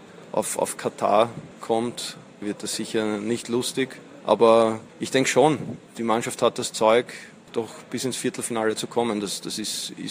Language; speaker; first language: German; native; German